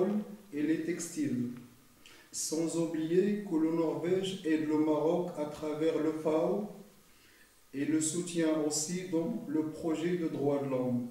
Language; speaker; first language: French; non-native, local second language; Arabic